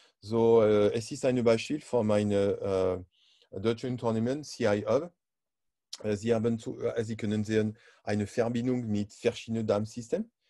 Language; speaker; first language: German; non-native, learner; French